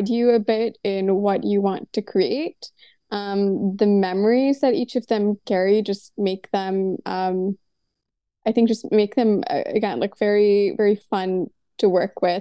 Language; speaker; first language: English; non-native, local second language; Urdu